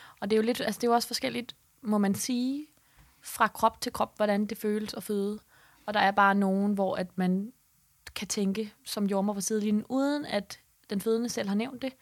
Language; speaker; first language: Danish; native; Danish